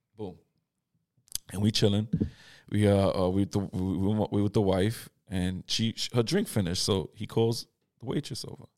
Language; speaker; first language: English; native; English